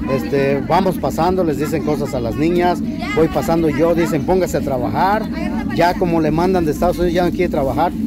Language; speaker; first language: Spanish; native; Spanish